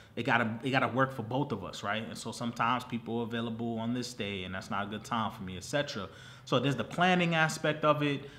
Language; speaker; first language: English; native; English